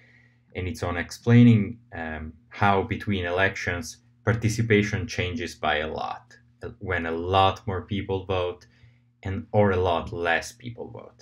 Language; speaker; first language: English; non-native, fluent; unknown